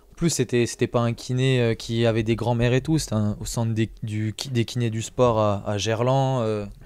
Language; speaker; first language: French; native; French